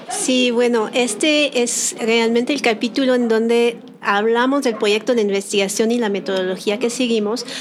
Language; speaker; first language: Spanish; non-native, fluent; French